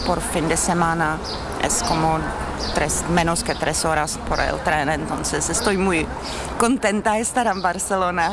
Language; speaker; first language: Spanish; non-native, learner; Czech